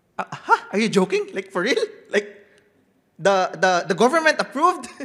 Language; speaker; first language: English; non-native, local second language; Filipino